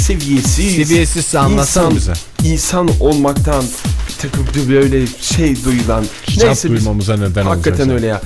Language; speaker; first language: Turkish; native; Turkish